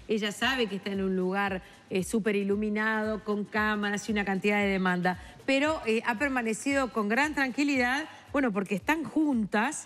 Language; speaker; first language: Spanish; native; Spanish